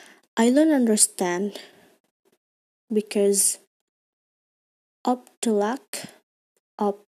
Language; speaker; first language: English; non-native, learner; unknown